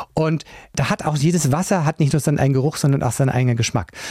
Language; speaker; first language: German; native; German